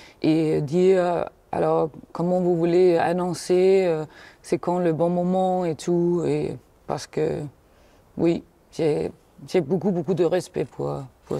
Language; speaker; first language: French; non-native, fluent; Danish